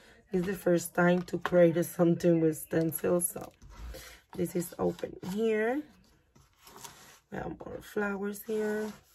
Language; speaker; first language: English; non-native, learner; Spanish